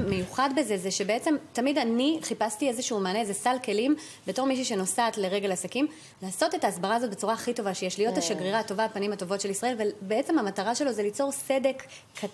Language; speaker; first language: Hebrew; native; Hebrew